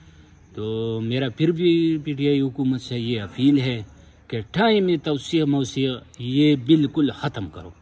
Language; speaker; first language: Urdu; non-native, local second language; Pashto